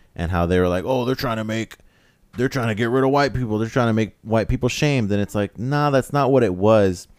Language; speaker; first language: English; native; English